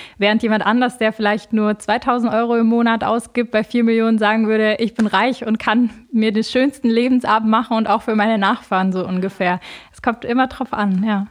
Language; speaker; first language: German; early bilingual, other home language; Albanian